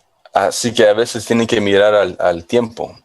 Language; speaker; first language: Spanish; non-native, fluent; English